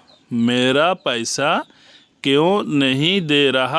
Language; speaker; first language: Hindi; non-native, learner; Bangla